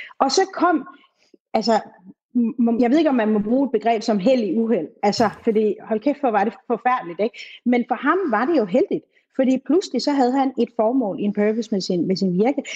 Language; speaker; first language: Danish; native; Danish